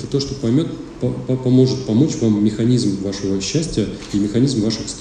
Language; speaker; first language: Russian; native; Russian